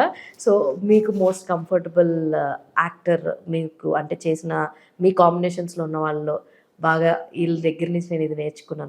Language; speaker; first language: Telugu; native; Telugu